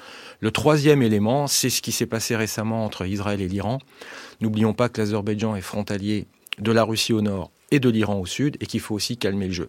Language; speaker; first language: French; native; French